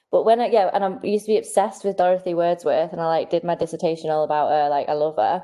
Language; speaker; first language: English; native; English